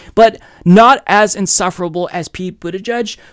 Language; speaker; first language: English; native; English